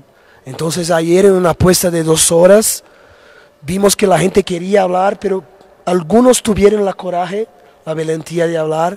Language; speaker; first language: Spanish; non-native, fluent; Portuguese